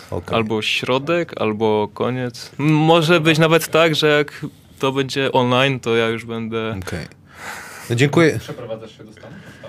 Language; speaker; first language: Polish; native; Polish